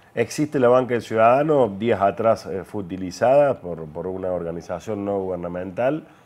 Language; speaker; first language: Spanish; native; Spanish